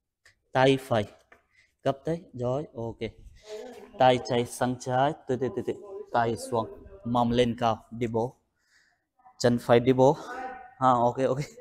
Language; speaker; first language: Vietnamese; non-native, learner; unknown